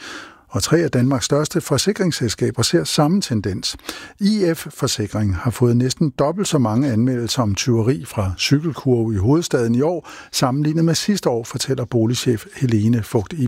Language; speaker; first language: Danish; native; Danish